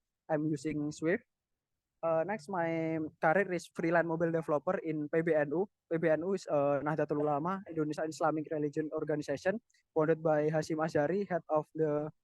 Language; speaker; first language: English; non-native, learner; Indonesian